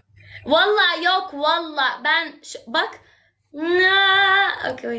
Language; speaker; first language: Turkish; non-native, learner; Arabic